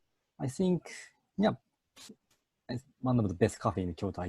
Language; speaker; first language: English; non-native, fluent; Japanese